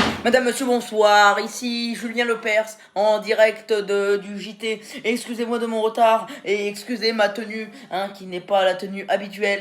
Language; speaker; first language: French; native; French